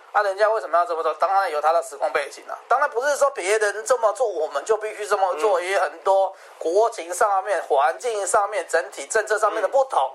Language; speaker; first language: Chinese; native; Chinese